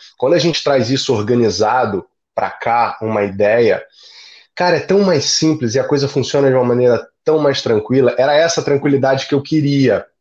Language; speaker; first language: Portuguese; native; Portuguese